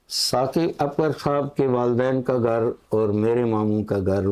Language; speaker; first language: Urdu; non-native, local second language; Punjabi